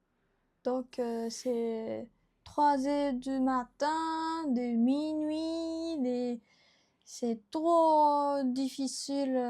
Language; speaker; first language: French; non-native, learner; Japanese